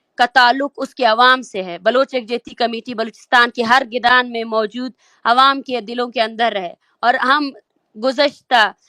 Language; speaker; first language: Urdu; non-native, local second language; Baluchi